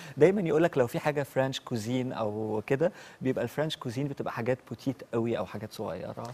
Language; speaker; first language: Arabic; native; Arabic